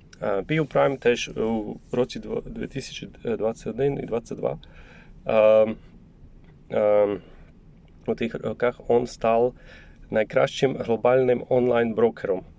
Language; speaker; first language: Ukrainian; non-native, learner; Polish